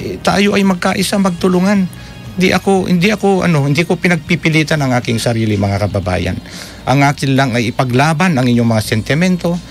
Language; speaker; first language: Filipino; non-native, local second language; Pangasinan